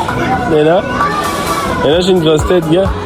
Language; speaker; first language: French; native; French